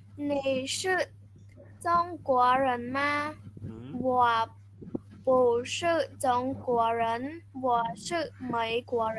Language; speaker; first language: Chinese; non-native, learner; Khmer